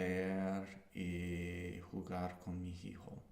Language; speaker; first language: Spanish; non-native, learner; English